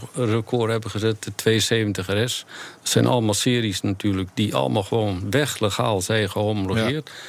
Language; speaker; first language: Dutch; native; Dutch